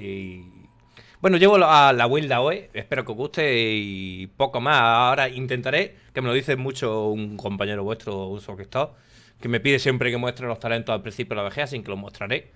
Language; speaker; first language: Spanish; native; Spanish